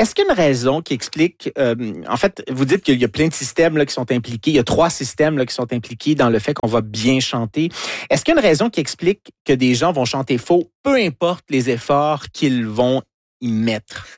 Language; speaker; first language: French; native; French